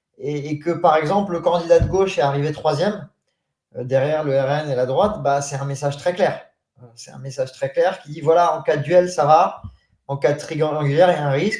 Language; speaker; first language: French; native; French